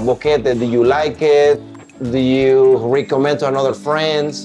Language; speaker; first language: English; non-native, fluent; Spanish